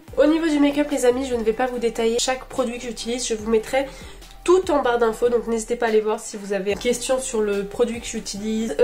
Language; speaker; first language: French; early bilingual, other home language; Portuguese